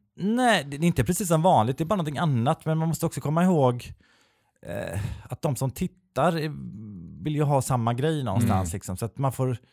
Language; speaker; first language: Swedish; native; Swedish